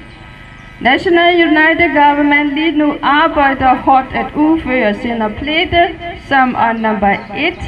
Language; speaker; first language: Danish; non-native, learner; Burmese